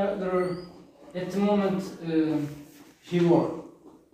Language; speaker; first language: English; non-native, learner; Turkish